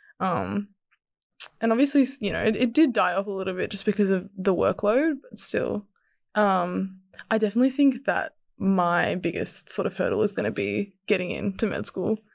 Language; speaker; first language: English; early bilingual, other home language; Serbian